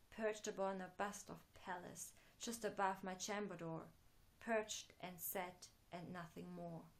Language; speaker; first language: English; non-native, fluent; German